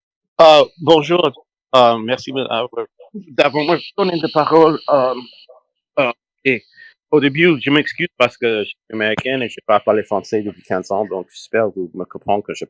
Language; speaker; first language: French; non-native, learner; English